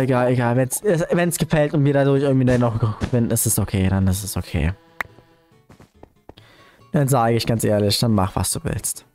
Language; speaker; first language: German; native; German